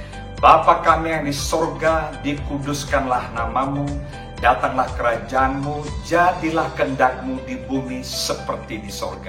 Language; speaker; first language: Indonesian; native; Indonesian